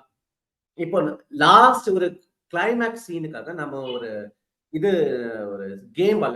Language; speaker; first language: Tamil; early bilingual, heritage; Tamil